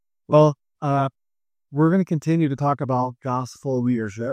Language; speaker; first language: English; native; English